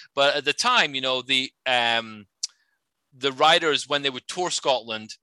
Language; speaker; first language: English; native; English